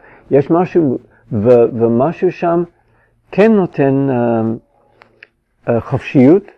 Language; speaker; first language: Hebrew; non-native, fluent; English